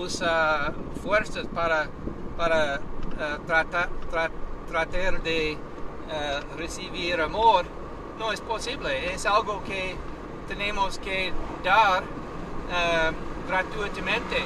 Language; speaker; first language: Spanish; non-native, learner; English